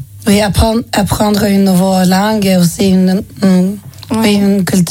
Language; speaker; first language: French; non-native, learner; Swedish